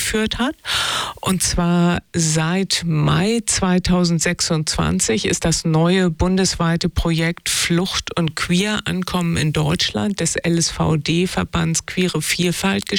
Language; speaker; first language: German; native; German